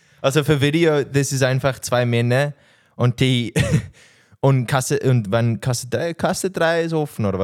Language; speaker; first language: German; non-native, learner; English